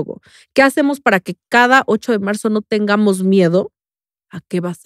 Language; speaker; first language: Spanish; native; Spanish